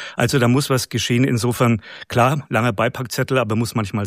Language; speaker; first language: German; native; German